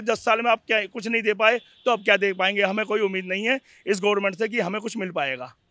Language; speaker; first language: Hindi; native; Hindi